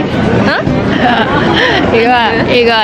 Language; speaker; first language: Korean; non-native, learner; Portuguese